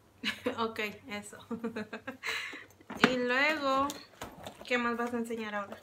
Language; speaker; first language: Spanish; native; Spanish